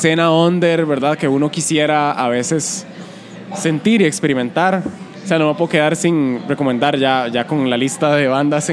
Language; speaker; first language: Spanish; native; Spanish